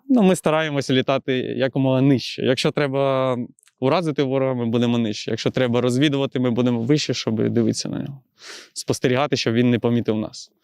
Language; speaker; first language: Ukrainian; native; Ukrainian